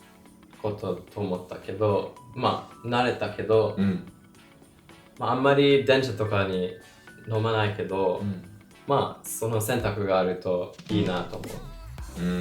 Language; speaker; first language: Japanese; non-native, learner; English